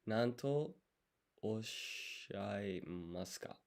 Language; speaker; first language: Japanese; non-native, learner; English